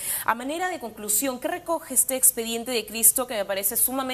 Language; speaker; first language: Spanish; native; Spanish